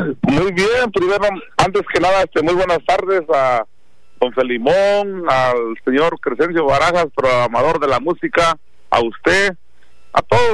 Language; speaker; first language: Spanish; non-native, local second language; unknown